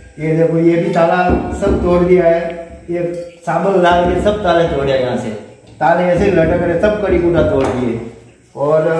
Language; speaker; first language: Hindi; native; Hindi